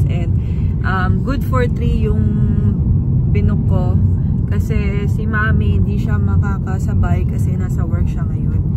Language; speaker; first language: Filipino; non-native, local second language; Cebuano